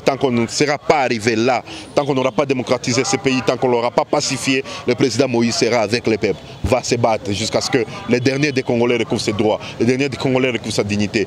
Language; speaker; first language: French; non-native, local second language; Swahili